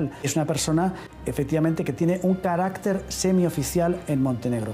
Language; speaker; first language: Spanish; native; Spanish